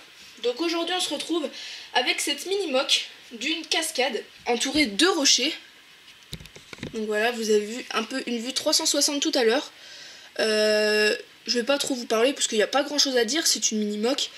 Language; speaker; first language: French; native; French